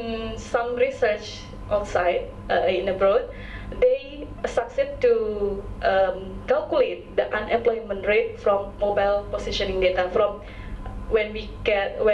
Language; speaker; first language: English; non-native, local second language; Indonesian